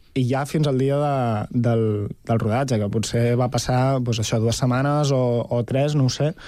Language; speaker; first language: Catalan; native; Catalan